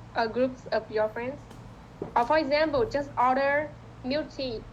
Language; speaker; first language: English; non-native, learner; Vietnamese